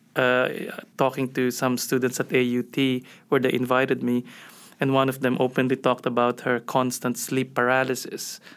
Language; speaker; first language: English; non-native, local second language; Filipino